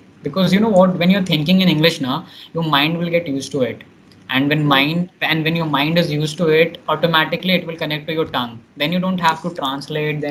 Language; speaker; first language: English; non-native, local second language; Hindi